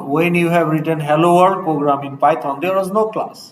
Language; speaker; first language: English; non-native, local second language; Bangla